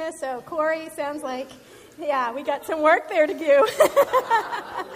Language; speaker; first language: English; native; English